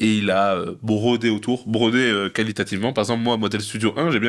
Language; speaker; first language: French; native; French